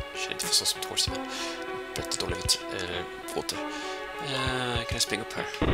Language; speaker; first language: Swedish; native; Swedish